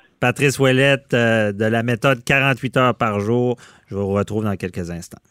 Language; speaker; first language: French; native; French